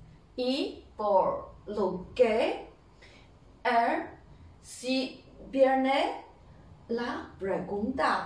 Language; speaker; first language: Spanish; non-native, learner; Chinese